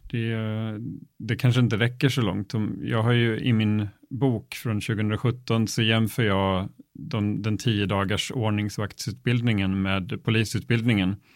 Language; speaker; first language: Swedish; native; Swedish